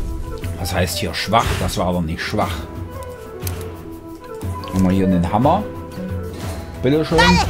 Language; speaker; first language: German; native; German